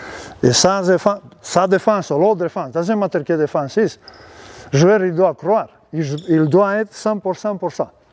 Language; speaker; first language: French; non-native, learner; Serbian